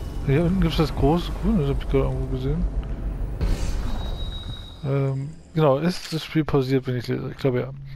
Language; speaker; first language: German; native; German